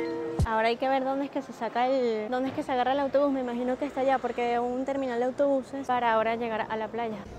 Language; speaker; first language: Spanish; native; Spanish